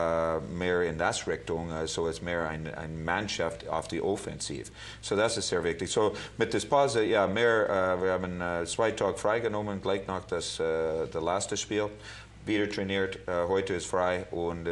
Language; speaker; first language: German; non-native, learner; English